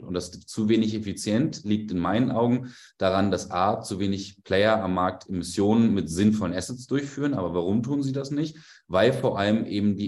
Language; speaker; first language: German; native; German